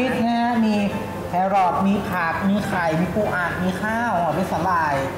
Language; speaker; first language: Thai; native; Thai